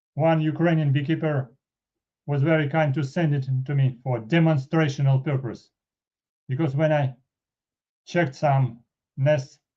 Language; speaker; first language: English; non-native, fluent; Russian